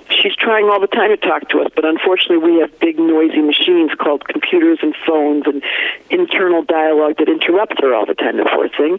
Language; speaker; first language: English; native; English